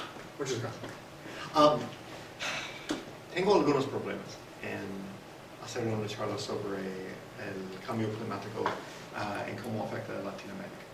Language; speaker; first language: Spanish; non-native, fluent; English